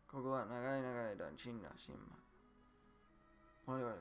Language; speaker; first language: Japanese; non-native, learner; English